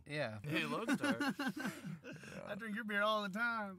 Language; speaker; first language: English; native; English